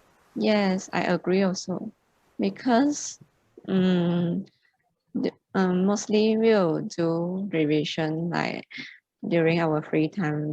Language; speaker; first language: English; non-native, local second language; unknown